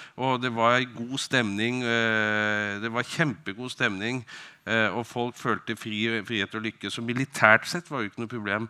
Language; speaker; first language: Norwegian; native; Norwegian